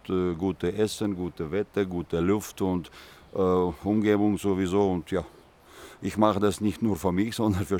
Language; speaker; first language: German; non-native, fluent; Russian